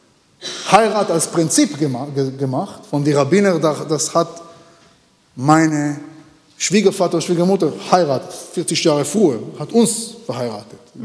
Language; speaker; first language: German; non-native, learner; Hebrew